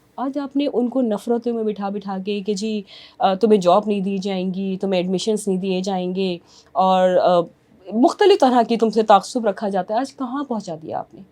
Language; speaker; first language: Urdu; native; Urdu